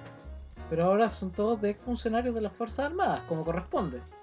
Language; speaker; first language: Spanish; native; Spanish